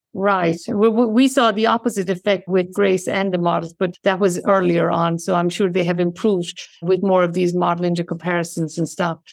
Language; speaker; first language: English; native; English